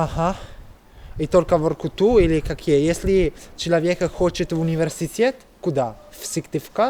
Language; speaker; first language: Russian; non-native, learner; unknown